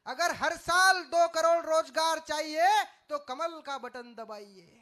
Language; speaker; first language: Hindi; non-native, local second language; Marathi